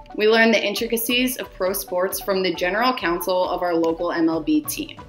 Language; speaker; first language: English; native; English